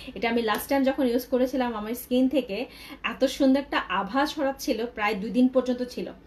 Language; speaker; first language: Bangla; non-native, local second language; Chakma